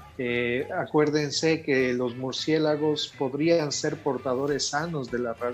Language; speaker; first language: Spanish; native; Spanish